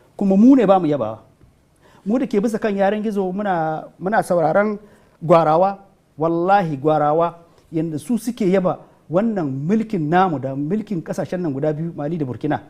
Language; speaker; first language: Hausa; non-native, local second language; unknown